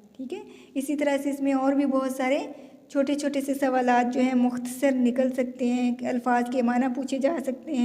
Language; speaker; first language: Urdu; native; Urdu